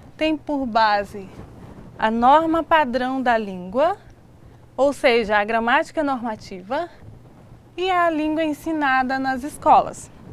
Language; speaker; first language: Portuguese; native; Portuguese